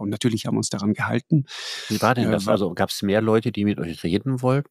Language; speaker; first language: German; native; German